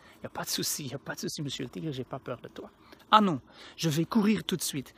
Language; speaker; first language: French; non-native, local second language; Dutch